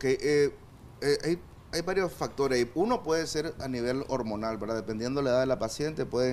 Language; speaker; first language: Spanish; native; Spanish